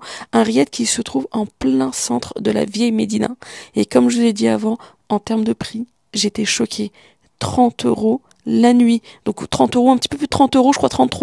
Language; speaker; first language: French; early bilingual, other home language; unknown